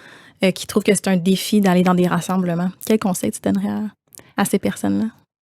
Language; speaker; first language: French; native; French